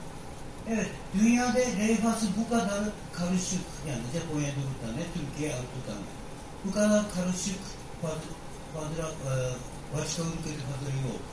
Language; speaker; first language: Turkish; non-native, learner; Japanese